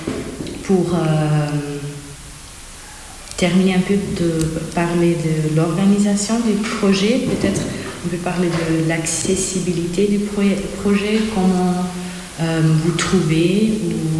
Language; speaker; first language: French; non-native, learner; German